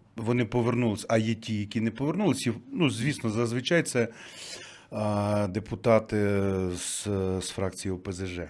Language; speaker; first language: Ukrainian; native; Ukrainian